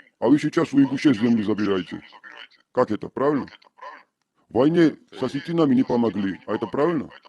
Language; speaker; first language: Russian; non-native, local second language; Georgian